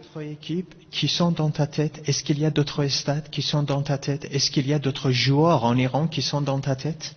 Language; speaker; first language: French; non-native, fluent; Persian